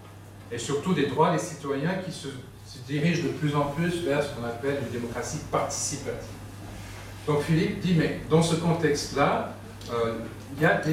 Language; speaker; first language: French; native; French